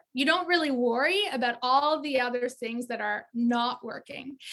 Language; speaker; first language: English; native; English